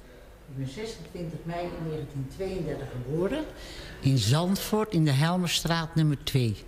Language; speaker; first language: Dutch; native; Dutch